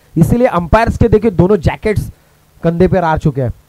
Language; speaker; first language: Hindi; non-native, local second language; Marathi